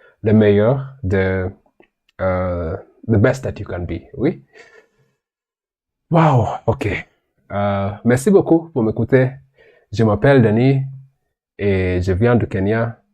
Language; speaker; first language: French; non-native, learner; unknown